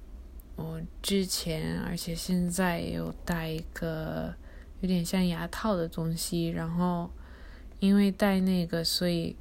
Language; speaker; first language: Chinese; early bilingual, heritage; Chinese